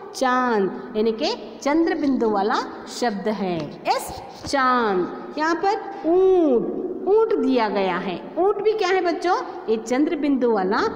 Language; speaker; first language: Hindi; non-native, local second language; Kannada